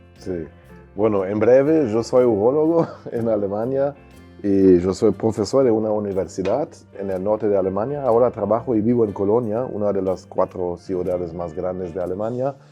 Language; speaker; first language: Spanish; non-native, fluent; German